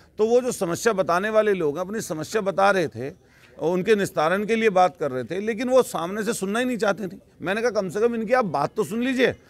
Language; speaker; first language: Hindi; native; Hindi